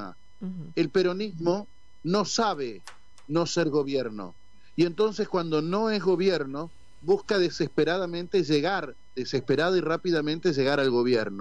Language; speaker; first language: Spanish; native; Spanish